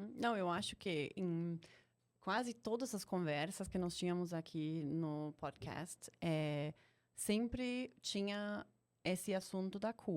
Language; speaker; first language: Portuguese; non-native, fluent; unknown